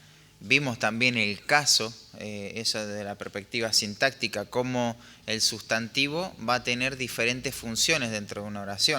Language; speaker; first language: Spanish; native; Spanish